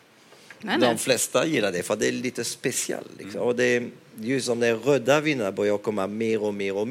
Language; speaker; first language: Swedish; non-native, fluent; French